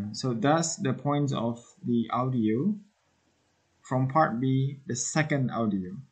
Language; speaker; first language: English; non-native, fluent; Indonesian